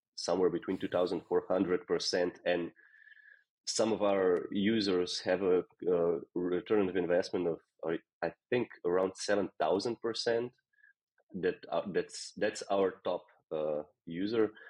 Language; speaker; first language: English; non-native, fluent; Slovenian